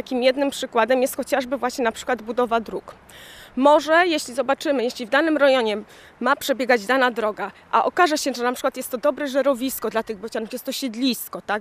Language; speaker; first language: Polish; native; Polish